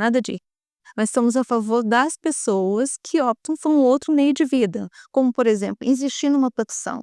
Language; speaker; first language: Portuguese; native; Portuguese